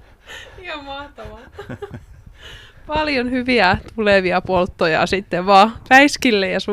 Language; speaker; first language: Finnish; native; Finnish